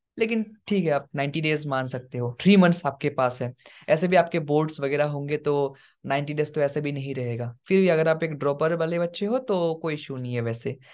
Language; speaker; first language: Hindi; non-native, local second language; Assamese